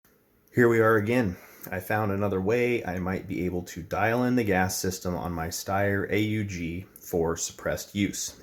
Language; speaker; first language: English; native; English